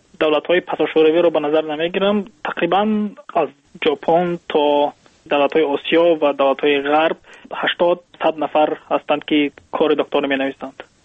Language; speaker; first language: Persian; native; Persian